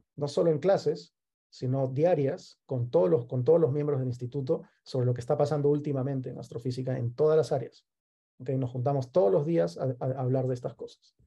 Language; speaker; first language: Spanish; native; Spanish